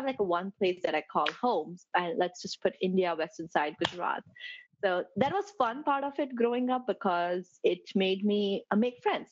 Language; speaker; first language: English; non-native, local second language; Gujarati